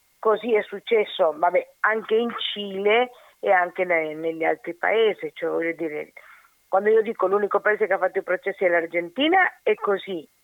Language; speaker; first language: Italian; non-native, fluent; Spanish